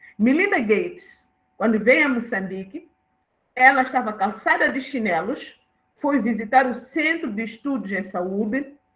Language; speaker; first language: Portuguese; non-native, local second language; Tsonga